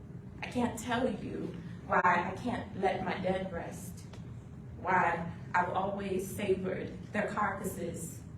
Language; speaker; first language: English; native; English